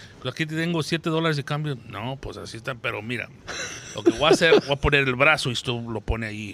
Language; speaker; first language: Spanish; native; Spanish